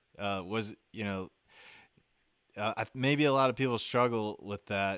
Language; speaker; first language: English; native; English